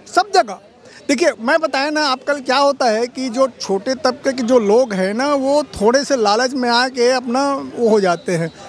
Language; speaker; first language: Hindi; native; Hindi